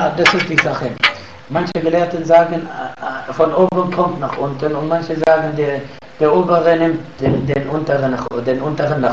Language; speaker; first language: German; non-native, fluent; Arabic